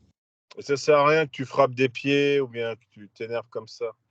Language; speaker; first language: French; native; French